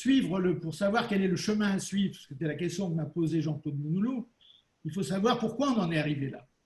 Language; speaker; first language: French; native; French